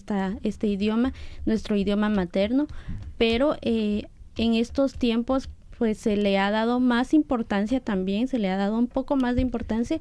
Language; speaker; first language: Spanish; non-native, local second language; Kaqchikel